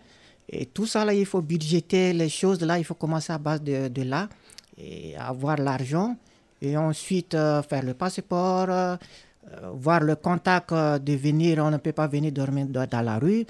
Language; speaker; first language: French; non-native, local second language; Sango